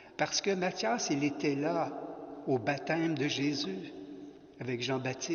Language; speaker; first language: French; native; French